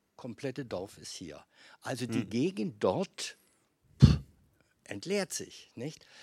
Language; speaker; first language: German; non-native, fluent; Bosnian